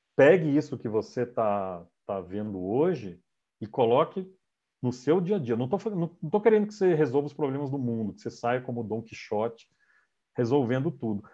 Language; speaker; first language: Portuguese; native; Portuguese